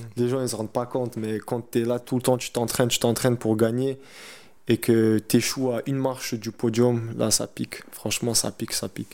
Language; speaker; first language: French; early bilingual, other home language; Chechen